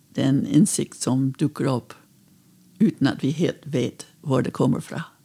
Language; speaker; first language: Norwegian; non-native, fluent; English